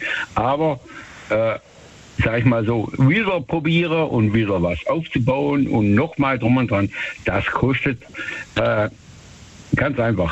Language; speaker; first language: German; native; German